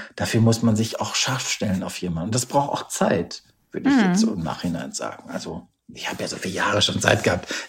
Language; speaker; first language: German; native; German